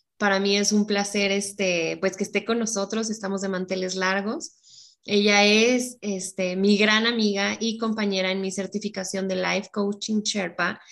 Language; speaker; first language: Spanish; native; Spanish